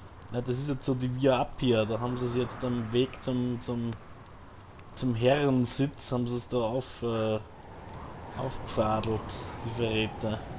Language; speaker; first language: German; native; German